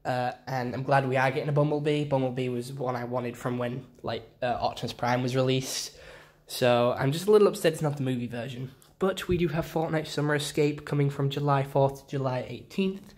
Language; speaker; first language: English; native; English